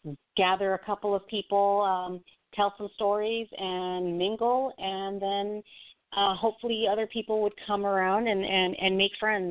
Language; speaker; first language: English; native; English